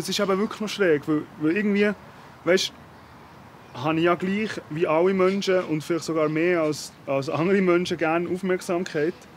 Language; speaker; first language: German; native; German